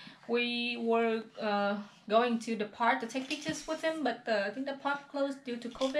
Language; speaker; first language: English; non-native, learner; Vietnamese